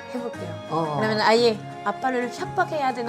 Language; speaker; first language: Korean; non-native, fluent; French